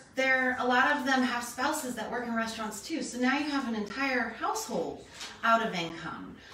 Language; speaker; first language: English; native; English